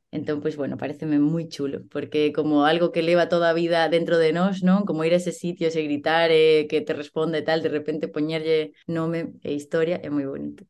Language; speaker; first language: Galician; non-native, local second language; Spanish